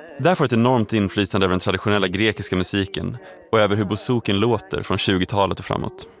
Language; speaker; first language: Swedish; native; Swedish